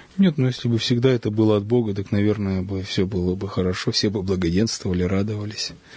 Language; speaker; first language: Russian; native; Russian